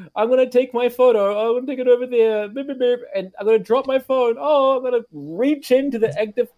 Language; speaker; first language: English; native; English